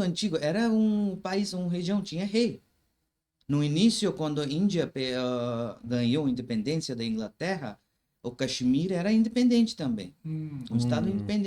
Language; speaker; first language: Portuguese; non-native, learner; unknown